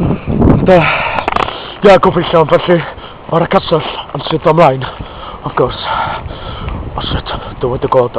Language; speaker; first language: Welsh; non-native, local second language; English